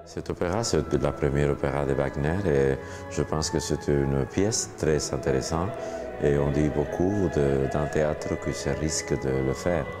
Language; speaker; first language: French; non-native, fluent; Spanish